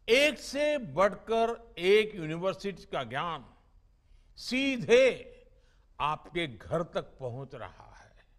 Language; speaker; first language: Hindi; non-native, local second language; Gujarati